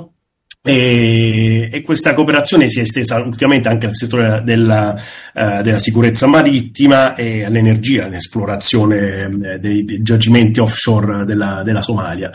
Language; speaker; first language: Italian; native; Italian